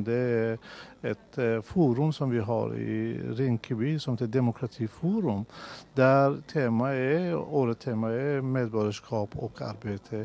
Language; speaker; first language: Swedish; non-native, fluent; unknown